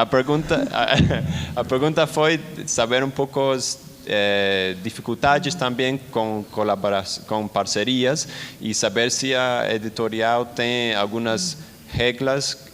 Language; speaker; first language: Portuguese; non-native, learner; Spanish